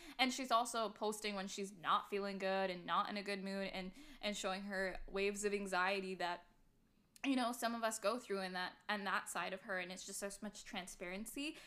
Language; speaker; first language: English; early bilingual, other home language; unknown